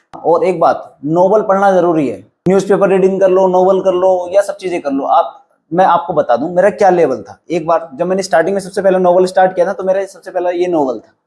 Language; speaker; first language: Hindi; native; Hindi